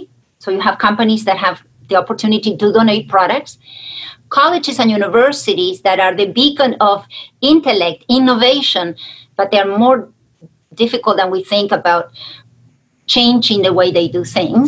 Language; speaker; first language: English; non-native, fluent; Spanish